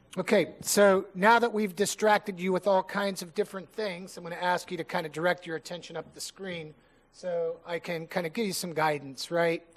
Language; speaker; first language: English; native; English